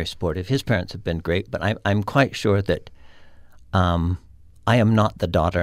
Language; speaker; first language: English; native; English